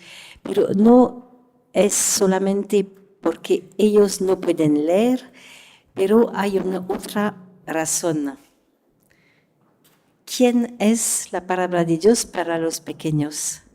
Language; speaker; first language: Spanish; non-native, fluent; French